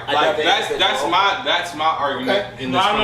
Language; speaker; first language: English; native; English